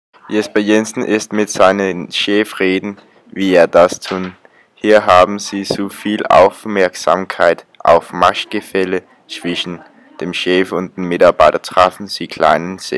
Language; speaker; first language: German; non-native, learner; Danish